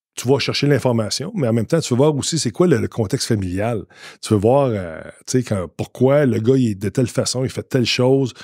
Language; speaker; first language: French; native; French